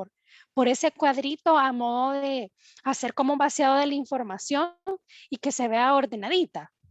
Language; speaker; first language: Spanish; native; Spanish